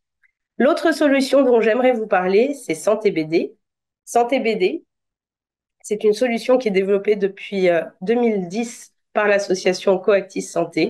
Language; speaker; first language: French; native; French